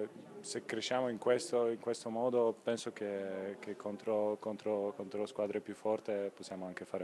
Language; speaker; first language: Italian; non-native, fluent; Polish